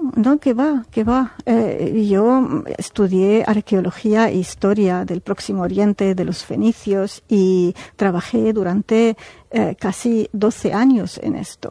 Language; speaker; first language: Spanish; non-native, fluent; Arabic